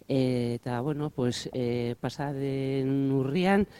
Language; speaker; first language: Basque; non-native, local second language; Spanish